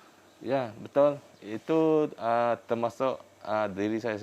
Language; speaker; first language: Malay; non-native, local second language; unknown